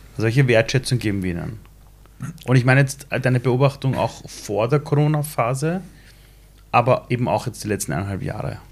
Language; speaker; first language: German; early bilingual, other home language; Persian